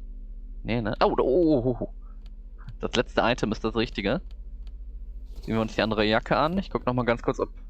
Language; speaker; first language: German; native; German